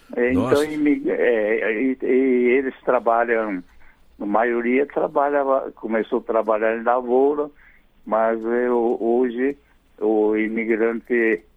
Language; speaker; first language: Portuguese; non-native, fluent; Japanese